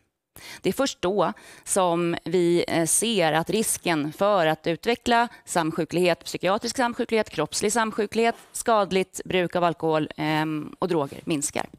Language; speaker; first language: Swedish; native; Swedish